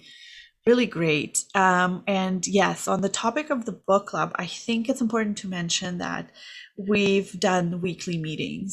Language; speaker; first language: English; non-native, fluent; Kazakh